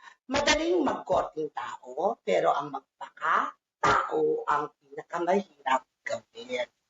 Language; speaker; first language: Filipino; native; Filipino